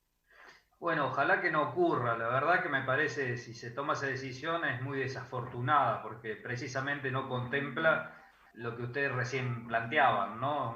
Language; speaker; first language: Spanish; native; Spanish